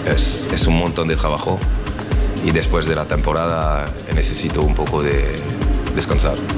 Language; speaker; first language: Spanish; non-native, learner; French